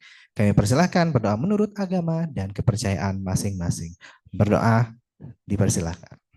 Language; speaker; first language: Indonesian; native; Indonesian